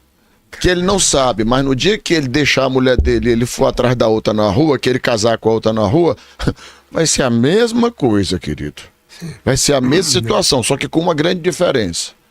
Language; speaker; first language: Portuguese; native; Portuguese